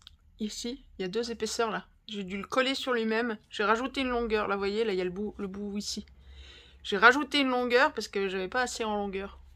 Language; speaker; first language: French; native; French